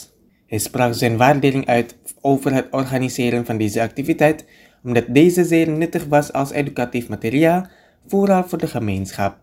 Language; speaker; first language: Dutch; non-native, fluent; Indonesian